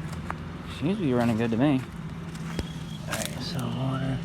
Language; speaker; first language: English; native; English